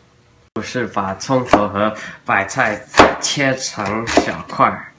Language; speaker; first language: Chinese; non-native, learner; English